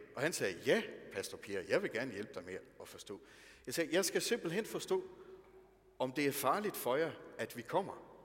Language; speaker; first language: Danish; native; Danish